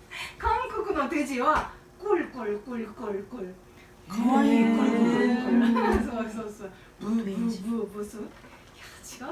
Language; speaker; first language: Japanese; non-native, fluent; Korean